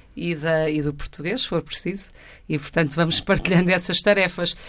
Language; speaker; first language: Portuguese; native; Portuguese